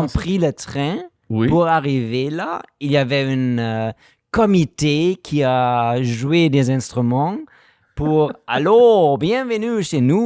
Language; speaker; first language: French; non-native, learner; German